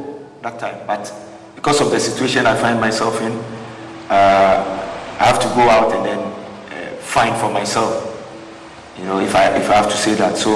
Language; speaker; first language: English; non-native, local second language; Ga